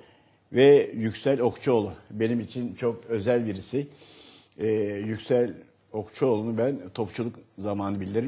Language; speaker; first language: Turkish; native; Turkish